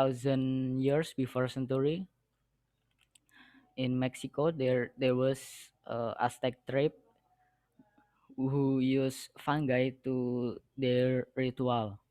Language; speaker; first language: English; non-native, learner; Indonesian